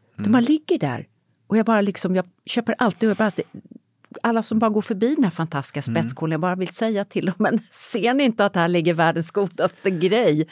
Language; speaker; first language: Swedish; native; Swedish